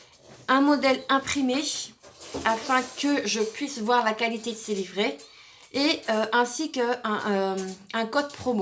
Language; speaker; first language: French; native; French